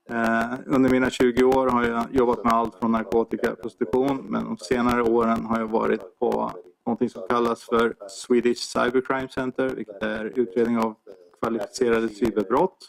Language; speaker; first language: Swedish; native; Swedish